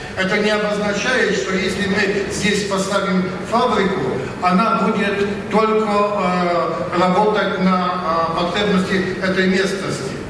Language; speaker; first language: Russian; non-native, learner; Polish